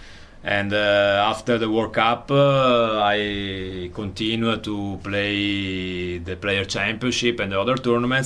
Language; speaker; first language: English; non-native, learner; Italian